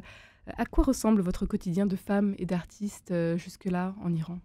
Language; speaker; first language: French; native; French